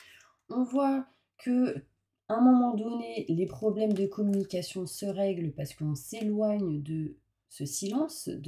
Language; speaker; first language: French; native; French